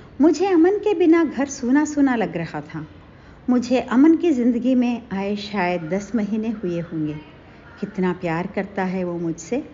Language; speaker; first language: Hindi; non-native, local second language; Telugu